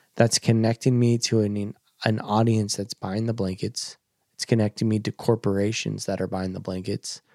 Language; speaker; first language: English; native; English